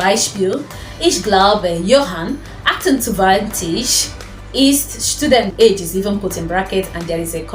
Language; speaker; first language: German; non-native, fluent; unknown